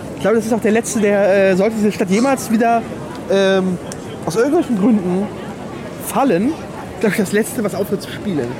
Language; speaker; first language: German; early bilingual, other home language; Polish